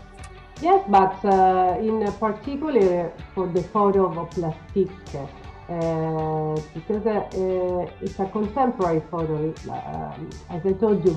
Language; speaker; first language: English; non-native, learner; Italian